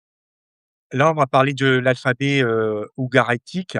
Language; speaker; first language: French; native; French